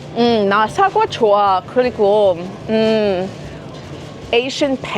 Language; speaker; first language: Korean; non-native, learner; English